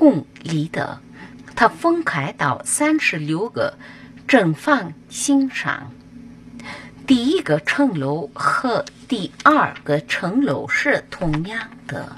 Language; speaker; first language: Chinese; non-native, fluent; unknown